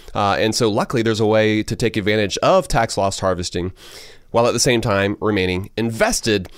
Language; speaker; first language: English; native; English